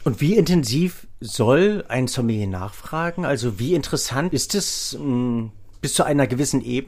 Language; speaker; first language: German; native; German